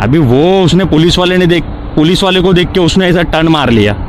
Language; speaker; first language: Hindi; non-native, local second language; Marathi